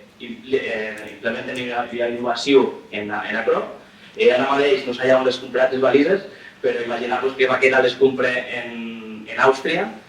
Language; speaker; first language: Catalan; non-native, local second language; Occitan